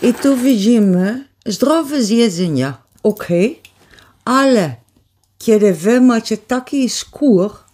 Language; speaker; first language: Polish; early bilingual, heritage; Polish